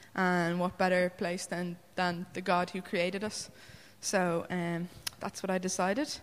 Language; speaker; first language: English; native; English